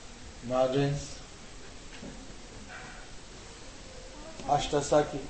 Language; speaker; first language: Spanish; non-native, learner; English